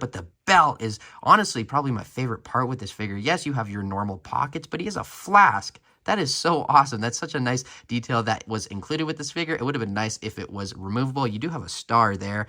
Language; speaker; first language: English; native; English